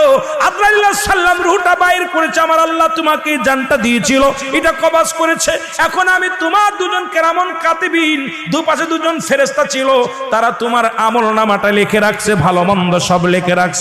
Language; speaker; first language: Bangla; native; Bangla